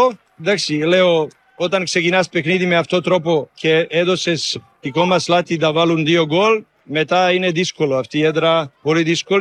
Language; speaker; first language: Greek; non-native, learner; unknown